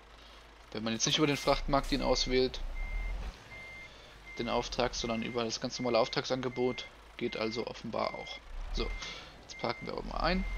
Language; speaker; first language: German; native; German